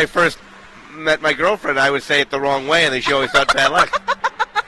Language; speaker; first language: English; native; English